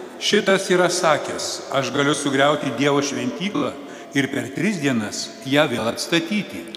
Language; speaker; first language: Lithuanian; native; Lithuanian